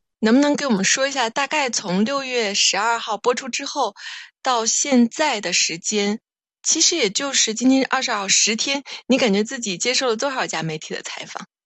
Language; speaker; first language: Chinese; native; Chinese